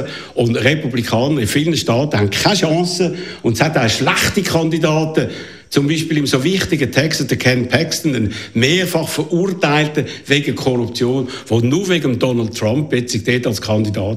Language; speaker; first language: German; native; German